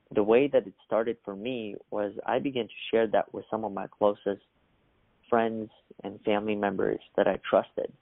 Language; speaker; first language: English; early bilingual, other home language; Russian